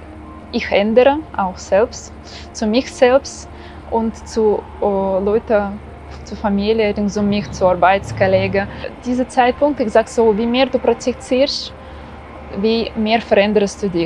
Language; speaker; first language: German; non-native, fluent; Russian